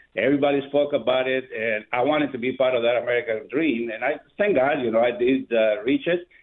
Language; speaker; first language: English; non-native, fluent; Spanish